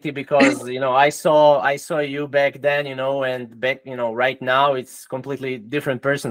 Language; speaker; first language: English; non-native, fluent; Croatian